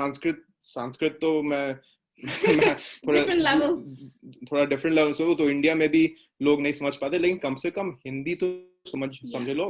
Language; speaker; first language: Hindi; native; Hindi